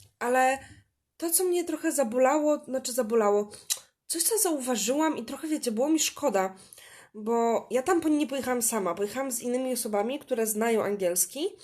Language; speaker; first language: Polish; native; Polish